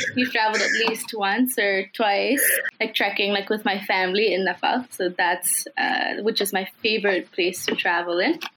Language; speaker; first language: English; non-native, local second language; Nepali